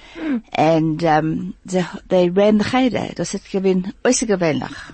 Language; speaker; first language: Yiddish; early bilingual, heritage; Yiddish